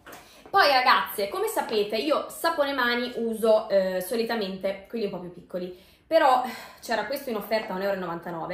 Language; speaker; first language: Italian; native; Italian